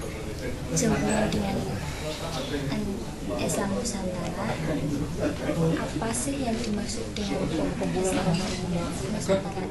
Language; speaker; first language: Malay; non-native, local second language; Javanese